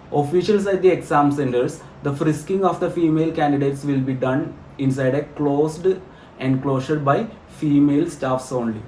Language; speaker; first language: English; non-native, local second language; Malayalam